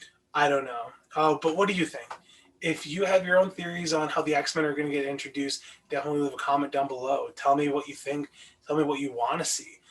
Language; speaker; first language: English; native; English